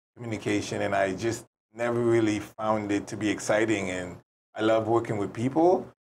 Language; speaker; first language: English; native; English